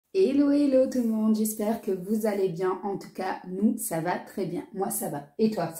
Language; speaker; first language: French; native; French